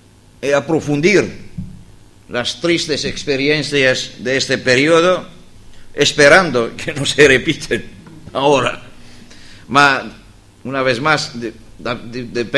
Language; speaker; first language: Spanish; non-native, fluent; Greek